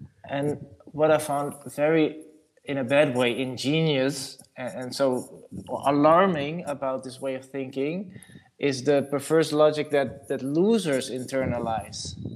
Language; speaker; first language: English; non-native, fluent; Dutch